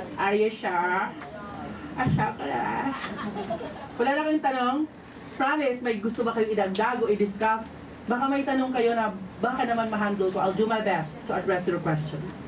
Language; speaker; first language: Filipino; non-native, local second language; Waray